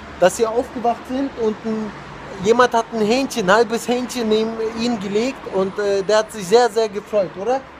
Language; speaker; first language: German; non-native, fluent; Russian